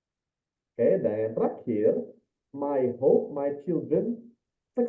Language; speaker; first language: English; non-native, fluent; Indonesian